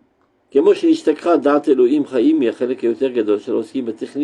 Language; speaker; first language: Hebrew; non-native, fluent; French